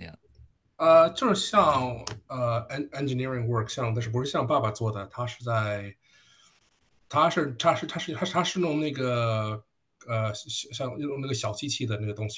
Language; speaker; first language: Chinese; early bilingual, heritage; Chinese